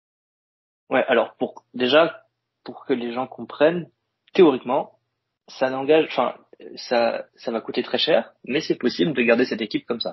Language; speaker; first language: French; native; French